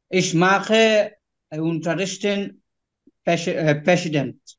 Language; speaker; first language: German; non-native, learner; Bangla